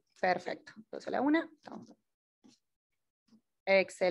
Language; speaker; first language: Spanish; native; Spanish